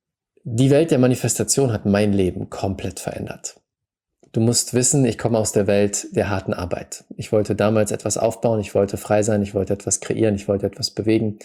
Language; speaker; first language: German; native; German